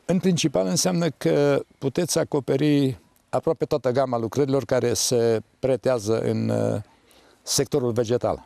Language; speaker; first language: Romanian; native; Romanian